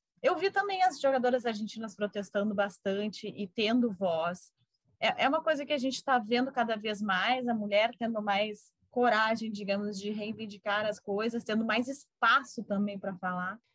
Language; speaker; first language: Portuguese; native; Portuguese